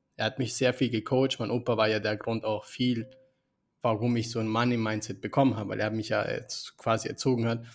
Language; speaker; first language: German; early bilingual, other home language; Spanish